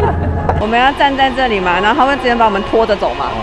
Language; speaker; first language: Chinese; native; Chinese